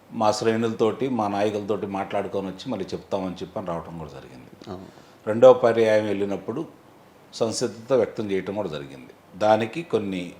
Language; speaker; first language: Telugu; native; Telugu